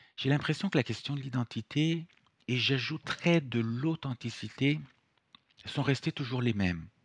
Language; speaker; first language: French; non-native, fluent; Italian